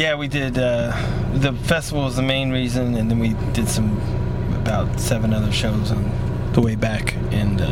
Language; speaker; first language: English; non-native, fluent; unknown